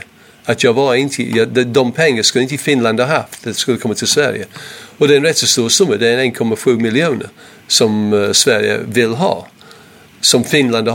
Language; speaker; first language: Swedish; non-native, fluent; English